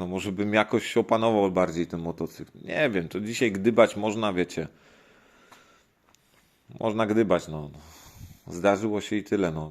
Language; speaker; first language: Polish; native; Polish